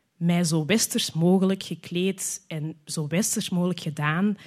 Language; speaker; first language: Dutch; native; Dutch